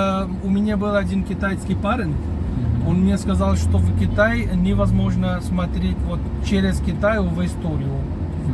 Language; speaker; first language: Russian; non-native, fluent; Hindi